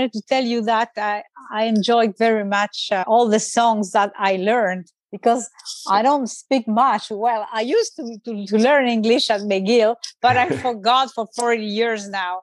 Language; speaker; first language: English; non-native, learner; French